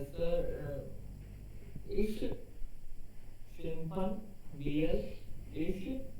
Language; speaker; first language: German; non-native, learner; Hindi